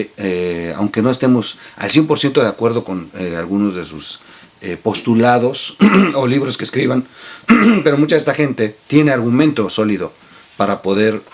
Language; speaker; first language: Spanish; native; Spanish